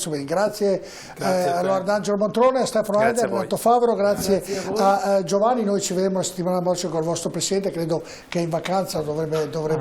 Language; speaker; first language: Italian; native; Italian